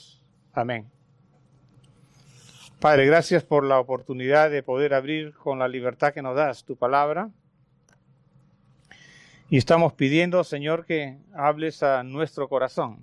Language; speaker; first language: Spanish; native; Spanish